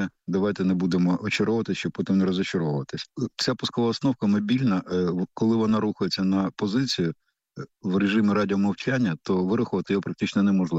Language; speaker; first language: Ukrainian; native; Ukrainian